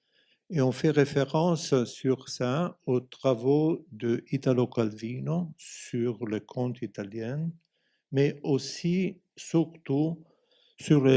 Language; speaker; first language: French; non-native, fluent; Italian